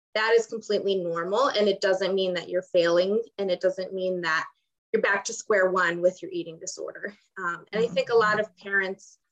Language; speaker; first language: English; non-native, fluent; Ukrainian